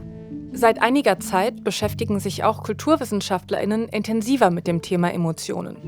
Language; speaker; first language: German; native; German